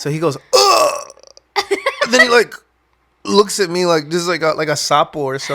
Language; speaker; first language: English; native; English